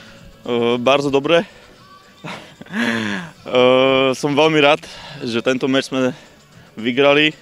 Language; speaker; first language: Polish; non-native, learner; Slovak